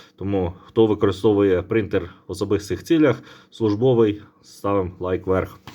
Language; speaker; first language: Ukrainian; non-native, local second language; Russian